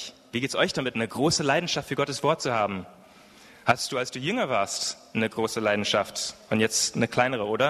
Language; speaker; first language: German; non-native, fluent; English